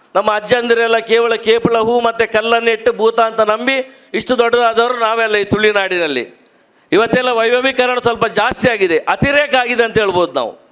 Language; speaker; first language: Kannada; non-native, local second language; Tulu